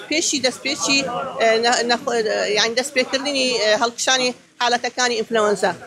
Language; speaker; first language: Central Kurdish; native; Central Kurdish